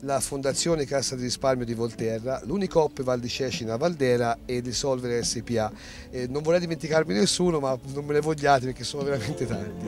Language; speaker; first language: Italian; native; Italian